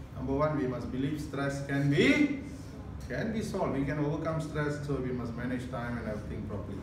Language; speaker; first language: English; non-native, local second language; Malay